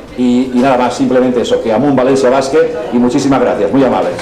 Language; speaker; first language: Spanish; native; Spanish